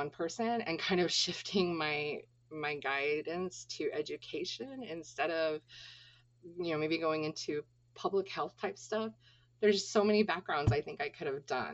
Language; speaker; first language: English; native; English